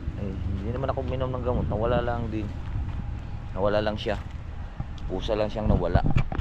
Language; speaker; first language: Filipino; native; Filipino